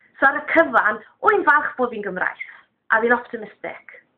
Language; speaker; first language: Welsh; native; Welsh